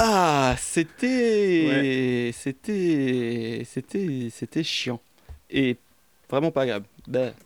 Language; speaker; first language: French; native; French